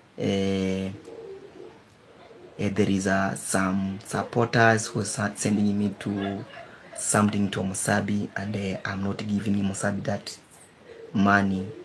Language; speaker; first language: English; non-native, learner; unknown